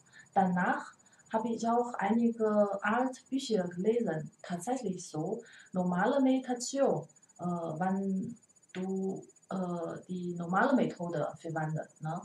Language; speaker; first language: German; non-native, learner; Chinese